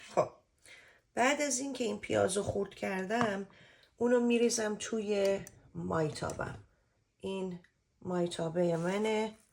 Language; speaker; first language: Persian; native; Persian